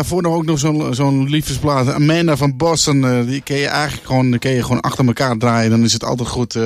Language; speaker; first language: Dutch; native; Dutch